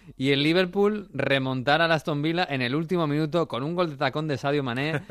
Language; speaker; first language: Spanish; native; Spanish